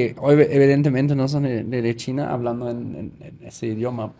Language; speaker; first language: Spanish; native; Spanish